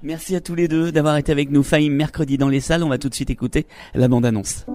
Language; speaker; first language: French; native; French